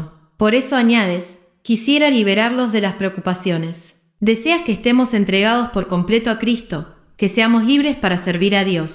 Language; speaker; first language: Spanish; native; Spanish